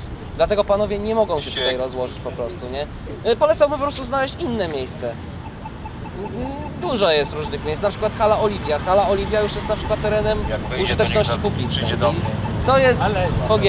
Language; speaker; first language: Polish; native; Polish